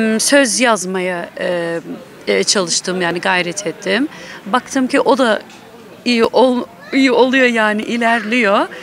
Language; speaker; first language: Turkish; early bilingual, heritage; Turkish